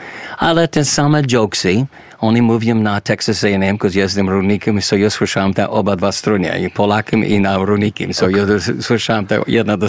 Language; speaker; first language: Polish; early bilingual, heritage; English